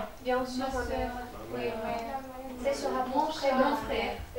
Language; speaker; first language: French; non-native, learner; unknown